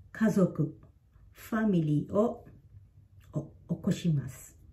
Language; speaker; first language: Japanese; non-native, fluent; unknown